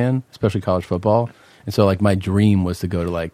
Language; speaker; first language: English; native; English